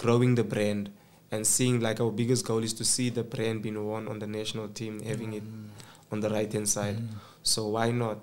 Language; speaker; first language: English; non-native, local second language; Xhosa